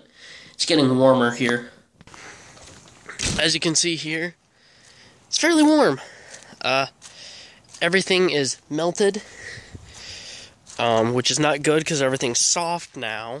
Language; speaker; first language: English; native; English